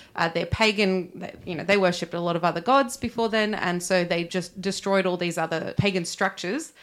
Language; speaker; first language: English; non-native, local second language; Armenian